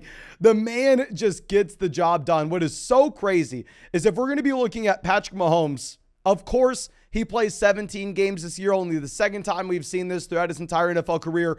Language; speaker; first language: English; native; English